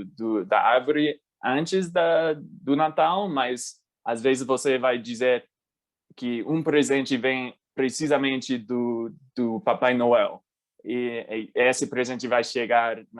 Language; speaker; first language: Portuguese; non-native, fluent; English